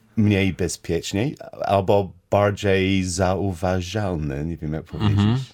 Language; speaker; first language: Polish; non-native, learner; English